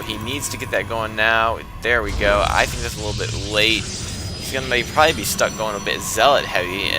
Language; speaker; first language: English; native; English